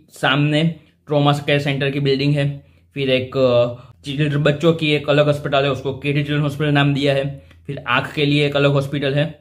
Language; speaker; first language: Hindi; non-native, local second language; Gujarati